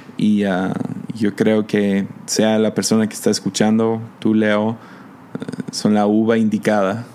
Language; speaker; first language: Spanish; non-native, fluent; English